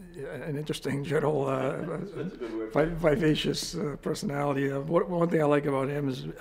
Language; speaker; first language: English; native; English